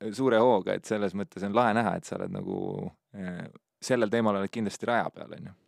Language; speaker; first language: Estonian; native; Estonian